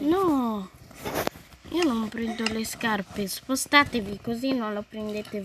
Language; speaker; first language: Italian; early bilingual, other home language; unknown